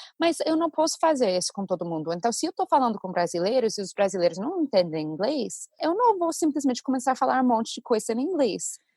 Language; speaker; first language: Portuguese; non-native, fluent; English